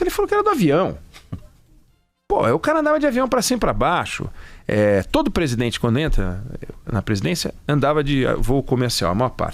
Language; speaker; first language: Portuguese; native; Portuguese